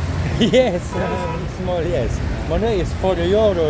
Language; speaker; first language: English; non-native, learner; Slovenian